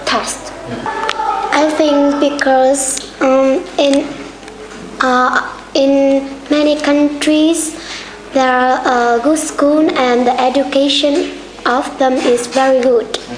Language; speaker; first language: English; non-native, learner; Vietnamese